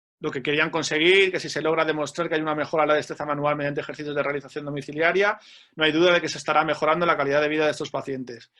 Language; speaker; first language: Spanish; native; Spanish